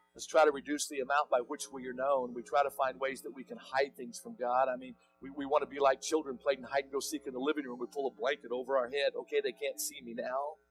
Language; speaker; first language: English; native; English